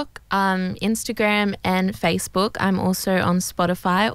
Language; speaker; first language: English; native; English